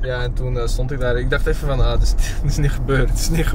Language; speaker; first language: Dutch; native; Dutch